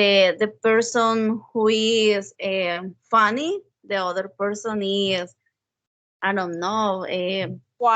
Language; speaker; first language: English; non-native, learner; Spanish